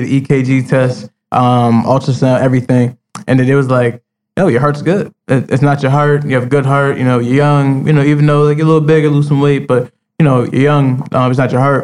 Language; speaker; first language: English; native; English